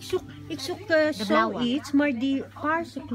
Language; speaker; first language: Dutch; non-native, learner; Filipino